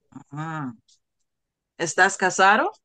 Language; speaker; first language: Spanish; non-native, learner; English